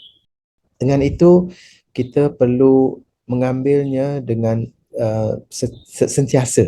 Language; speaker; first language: Malay; native; Malay